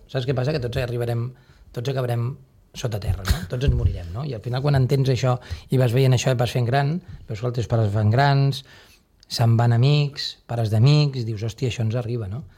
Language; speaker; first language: Catalan; native; Catalan